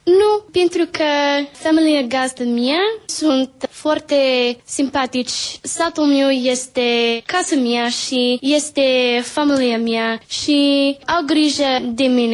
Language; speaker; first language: Romanian; non-native, learner; English